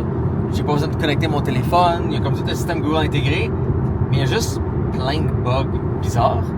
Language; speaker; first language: French; native; French